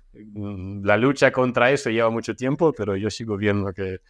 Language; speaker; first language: Spanish; non-native, fluent; Russian